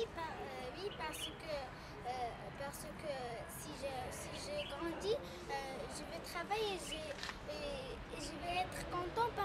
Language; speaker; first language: French; non-native, learner; Arabic